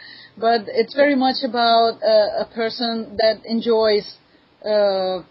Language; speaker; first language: English; non-native, fluent; Portuguese